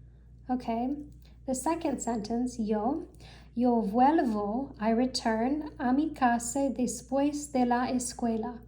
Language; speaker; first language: Spanish; non-native, learner; English